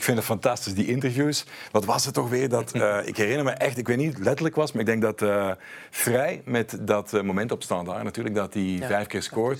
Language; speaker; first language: Dutch; native; Dutch